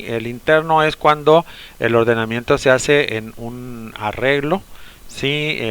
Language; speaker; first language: Spanish; native; Spanish